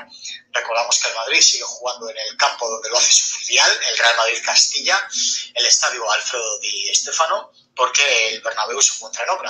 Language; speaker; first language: Spanish; native; Spanish